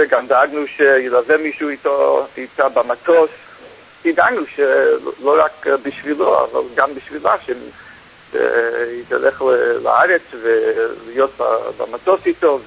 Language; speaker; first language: Hebrew; non-native, fluent; English